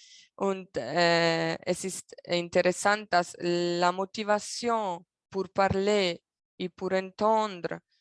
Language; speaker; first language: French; non-native, local second language; Italian